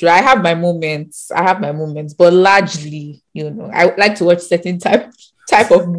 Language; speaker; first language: English; non-native, local second language; Yoruba